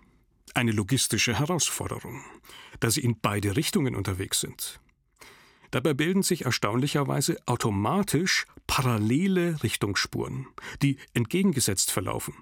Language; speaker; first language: German; native; German